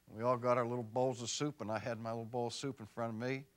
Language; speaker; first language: English; native; English